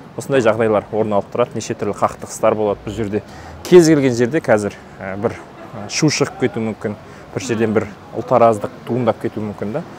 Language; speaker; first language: Kazakh; native; Kazakh